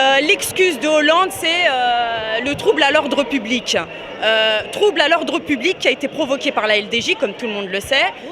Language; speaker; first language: French; native; French